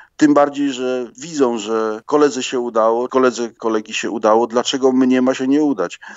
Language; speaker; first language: Polish; native; Polish